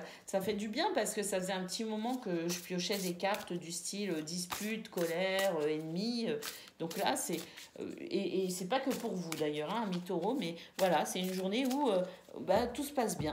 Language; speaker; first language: French; native; French